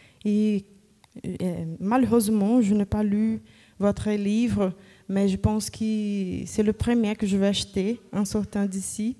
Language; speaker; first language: French; non-native, fluent; Portuguese